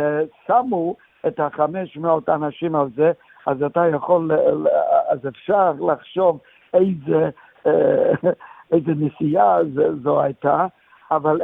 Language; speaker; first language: Hebrew; non-native, fluent; English